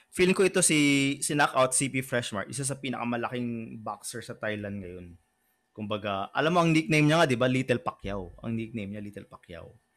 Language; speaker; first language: Filipino; native; Filipino